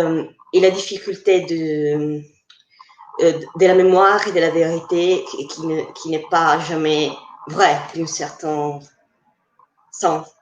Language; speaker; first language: French; non-native, fluent; Italian